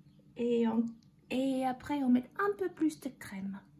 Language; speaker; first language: French; non-native, learner; English